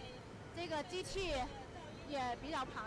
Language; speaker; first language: Chinese; native; Chinese